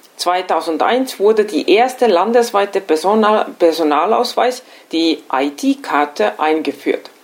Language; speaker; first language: German; non-native, fluent; Estonian